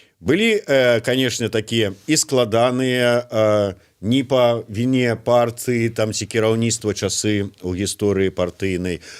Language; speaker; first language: Belarusian; native; Belarusian